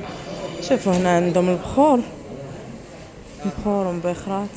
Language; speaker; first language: Arabic; native; Arabic